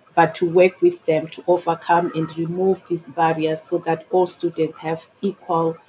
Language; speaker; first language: English; non-native, local second language; Shona